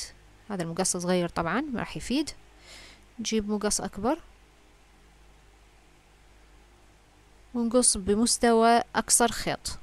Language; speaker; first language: Arabic; native; Arabic